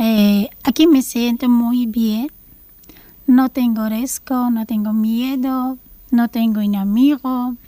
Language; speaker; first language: Spanish; non-native, learner; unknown